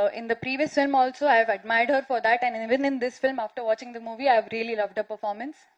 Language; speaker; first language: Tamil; non-native, fluent; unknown